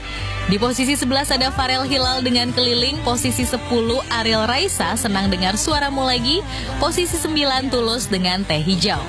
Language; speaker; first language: Indonesian; native; Indonesian